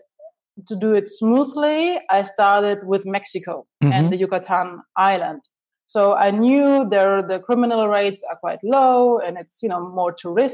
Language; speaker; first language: English; non-native, fluent; German